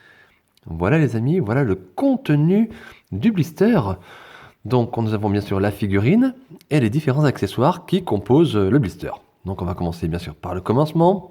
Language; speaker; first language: French; native; French